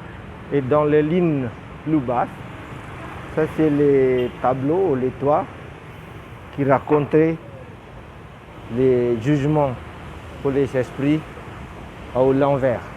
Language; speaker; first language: French; non-native, learner; Indonesian